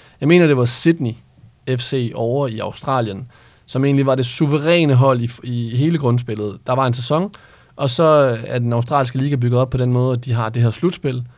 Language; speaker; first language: Danish; native; Danish